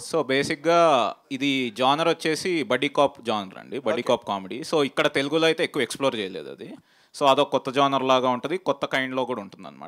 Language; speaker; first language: Telugu; native; Telugu